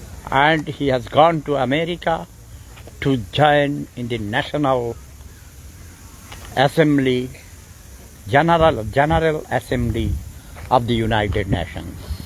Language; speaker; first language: English; non-native, local second language; Bangla